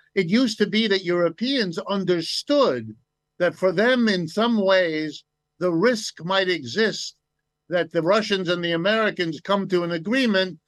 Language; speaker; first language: English; native; English